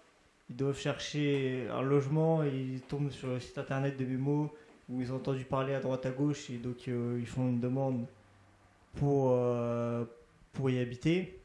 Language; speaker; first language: French; native; French